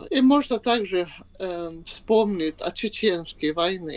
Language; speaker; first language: Russian; non-native, fluent; Swedish